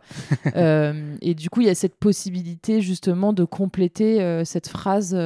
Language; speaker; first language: French; native; French